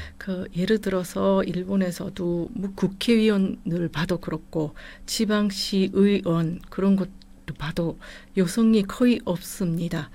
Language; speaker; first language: Korean; non-native, fluent; Japanese